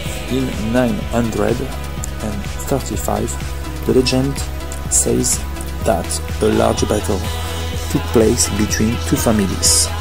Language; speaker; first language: English; non-native, learner; French